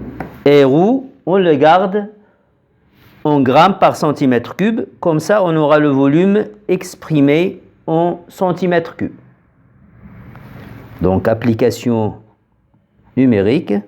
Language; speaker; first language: French; non-native, local second language; Arabic